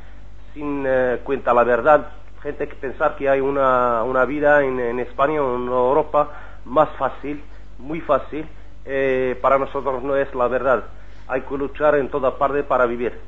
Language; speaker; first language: Spanish; non-native, learner; Arabic